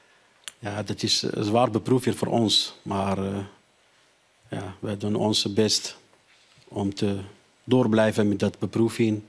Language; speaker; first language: Dutch; non-native, learner; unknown